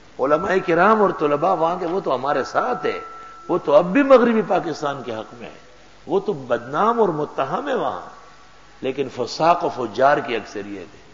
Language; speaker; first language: Urdu; non-native, local second language; Pashto